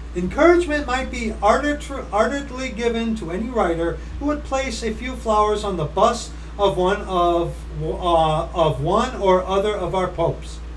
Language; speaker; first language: English; native; English